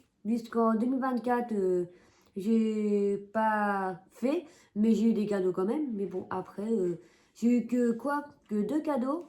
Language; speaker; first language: French; native; French